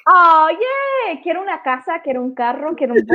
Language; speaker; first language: Spanish; early bilingual, heritage; Spanish